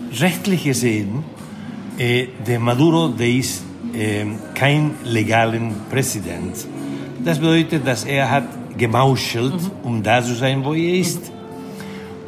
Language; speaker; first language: German; non-native, fluent; Spanish